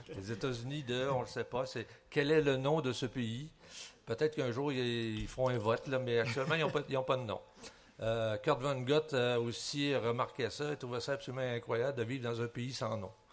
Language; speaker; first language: French; native; French